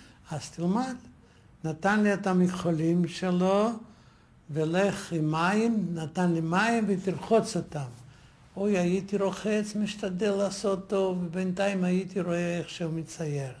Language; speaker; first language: Hebrew; non-native, fluent; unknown